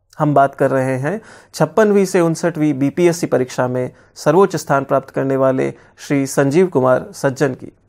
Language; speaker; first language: Hindi; native; Hindi